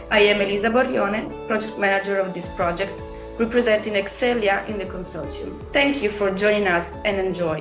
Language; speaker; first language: English; non-native, fluent; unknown